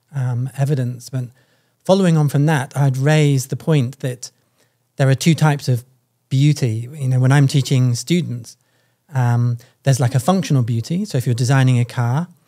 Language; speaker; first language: English; native; English